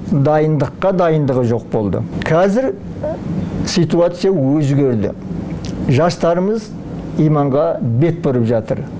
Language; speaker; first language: Kazakh; native; Kazakh